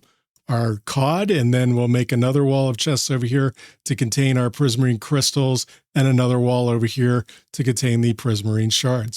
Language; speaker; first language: English; native; English